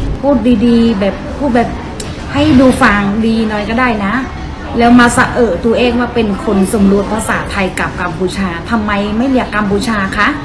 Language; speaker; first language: Thai; non-native, fluent; Khmer